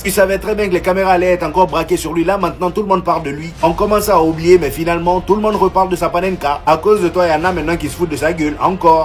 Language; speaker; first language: French; native; French